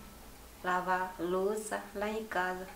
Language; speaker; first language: Portuguese; non-native, local second language; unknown